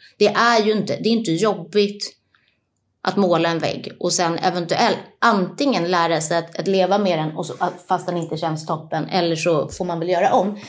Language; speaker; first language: Swedish; native; Swedish